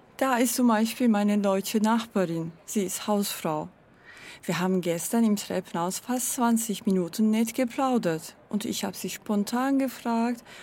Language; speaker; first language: German; non-native, fluent; Turkish